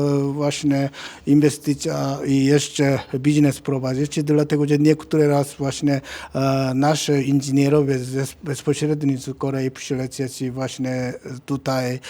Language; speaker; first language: Polish; non-native, learner; Korean